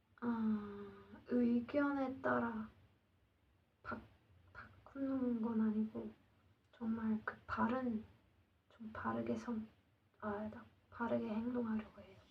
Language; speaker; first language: Korean; non-native, learner; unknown